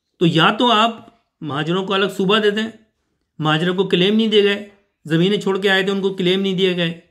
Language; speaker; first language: Urdu; native; Urdu